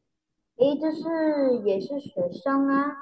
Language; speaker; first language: Chinese; non-native, learner; Vietnamese